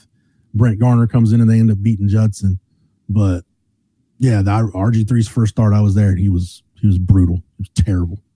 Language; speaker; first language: English; native; English